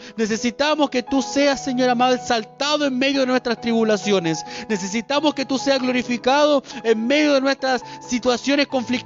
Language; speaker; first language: Spanish; native; Spanish